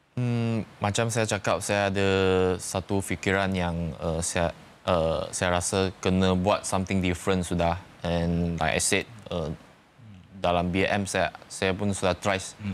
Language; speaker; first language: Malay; non-native, local second language; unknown